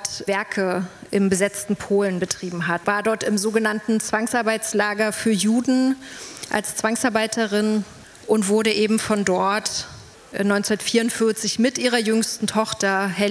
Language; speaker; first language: German; native; German